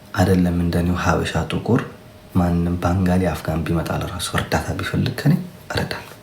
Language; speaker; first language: Amharic; non-native, local second language; Tigrinya